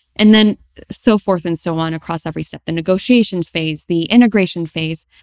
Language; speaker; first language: English; non-native, fluent; French